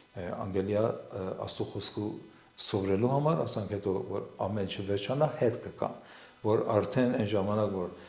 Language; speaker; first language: Armenian; non-native, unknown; Assyrian Neo-Aramaic